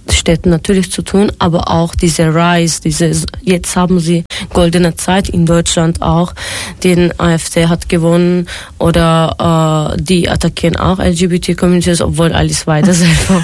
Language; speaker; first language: German; non-native, fluent; Turkish